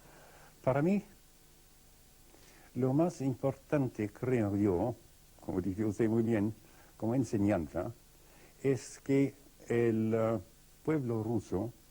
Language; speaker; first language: Spanish; non-native, fluent; Russian